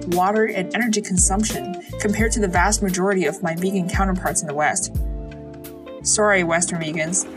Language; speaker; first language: English; early bilingual, other home language; Chinese